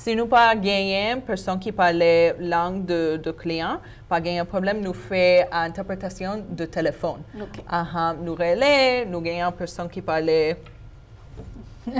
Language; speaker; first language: Haitian Creole; non-native, learner; English